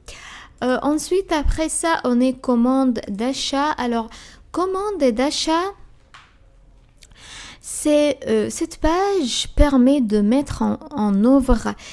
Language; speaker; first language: French; non-native, fluent; Arabic